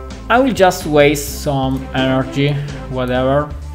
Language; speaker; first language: English; non-native, fluent; Italian